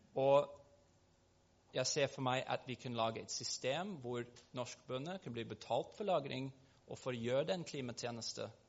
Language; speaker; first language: Norwegian; non-native, fluent; English